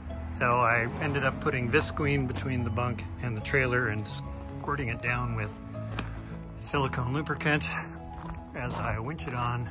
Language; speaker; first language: English; native; English